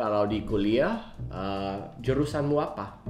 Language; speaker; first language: Indonesian; non-native, fluent; English